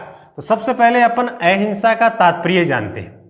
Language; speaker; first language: Hindi; native; Hindi